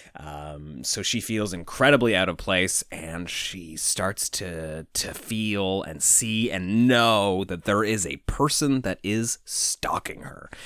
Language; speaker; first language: English; native; English